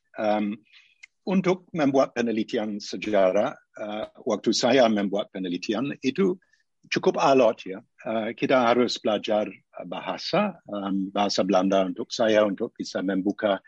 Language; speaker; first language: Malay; non-native, fluent; English